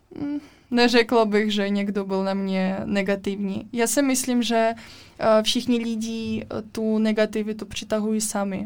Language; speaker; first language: Czech; non-native, fluent; Russian